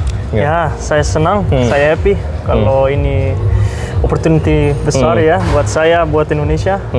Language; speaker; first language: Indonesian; non-native, learner; Dutch